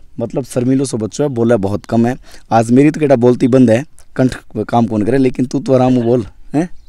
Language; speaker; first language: Hindi; native; Hindi